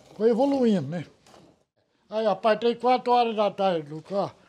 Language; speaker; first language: Portuguese; native; Portuguese